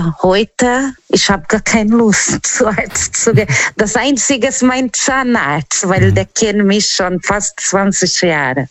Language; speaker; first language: German; non-native, learner; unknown